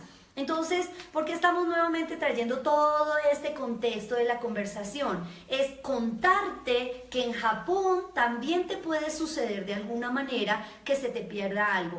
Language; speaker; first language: Spanish; native; Spanish